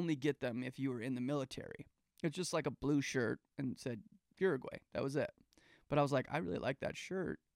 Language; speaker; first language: English; native; English